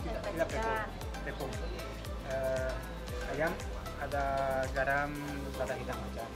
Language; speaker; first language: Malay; non-native, learner; Spanish